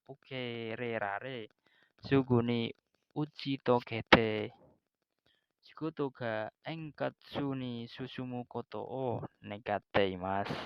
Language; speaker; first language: Japanese; non-native, learner; Indonesian